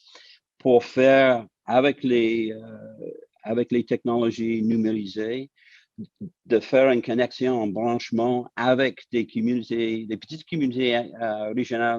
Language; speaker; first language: French; non-native, local second language; English